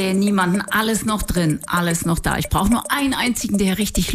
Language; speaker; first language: German; native; German